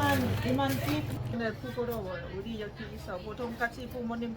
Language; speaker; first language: Korean; non-native, learner; Lao